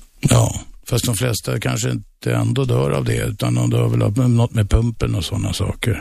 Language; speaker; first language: Swedish; native; Swedish